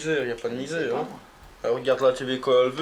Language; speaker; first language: French; native; French